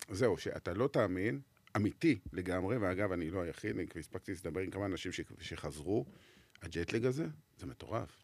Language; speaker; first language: Hebrew; native; Hebrew